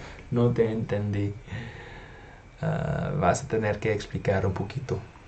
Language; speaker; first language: Spanish; non-native, fluent; English